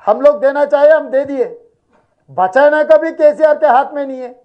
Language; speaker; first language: Hindi; non-native, local second language; Telugu